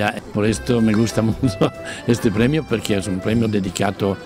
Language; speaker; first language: Spanish; non-native, learner; Italian